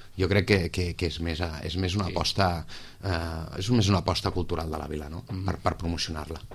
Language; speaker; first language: Catalan; native; Catalan